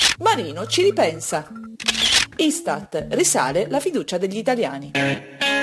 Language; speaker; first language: Italian; native; Italian